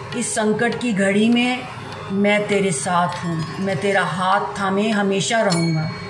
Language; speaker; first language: Hindi; native; Hindi